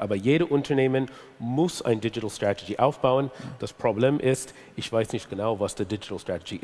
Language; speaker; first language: German; non-native, fluent; English